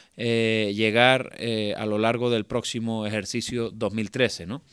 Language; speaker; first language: Spanish; native; Spanish